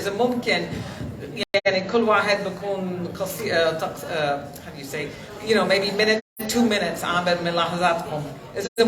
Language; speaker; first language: Arabic; early bilingual, heritage; Arabic